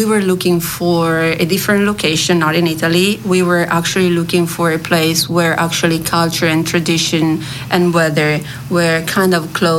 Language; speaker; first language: English; non-native, fluent; Italian